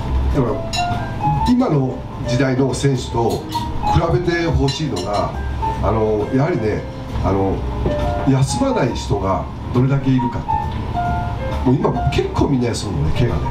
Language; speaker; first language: Japanese; native; Japanese